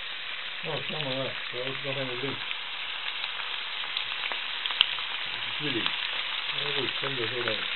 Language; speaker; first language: German; non-native, fluent; Italian